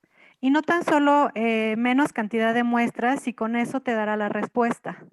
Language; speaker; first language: Spanish; native; Spanish